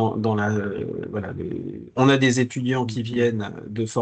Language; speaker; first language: French; native; French